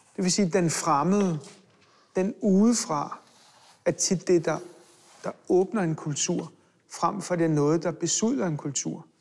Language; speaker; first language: Danish; early bilingual, other home language; Hebrew